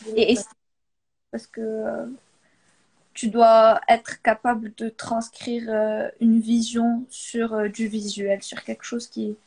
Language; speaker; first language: French; non-native, local second language; Arabic